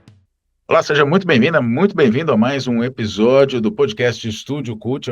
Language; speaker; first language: Portuguese; native; Portuguese